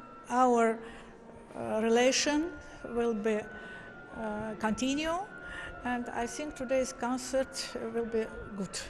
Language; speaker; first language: English; non-native, learner; Azerbaijani